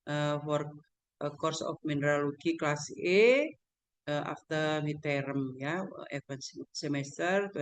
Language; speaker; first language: English; non-native, learner; Indonesian